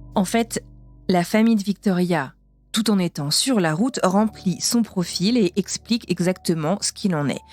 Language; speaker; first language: French; native; French